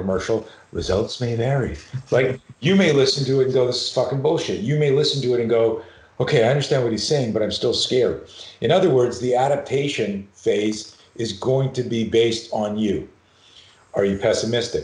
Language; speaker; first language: English; native; English